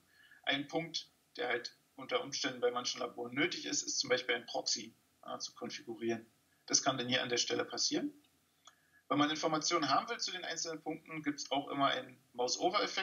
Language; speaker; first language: German; native; German